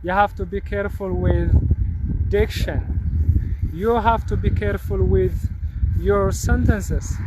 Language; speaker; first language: English; non-native, local second language; Amharic